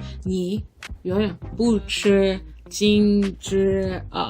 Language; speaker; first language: Chinese; non-native, learner; English